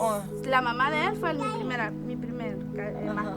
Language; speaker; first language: Spanish; native; Spanish